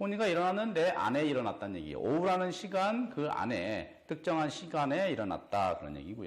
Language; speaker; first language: Korean; native; Korean